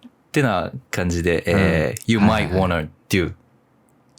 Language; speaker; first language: English; non-native, learner; Japanese